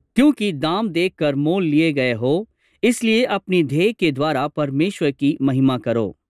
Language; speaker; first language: Hindi; non-native, local second language; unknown